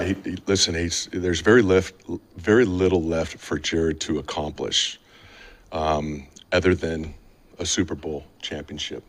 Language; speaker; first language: English; native; English